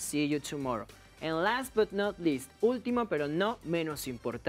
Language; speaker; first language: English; non-native, fluent; Spanish